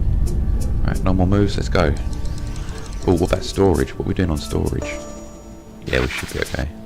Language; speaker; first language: English; native; English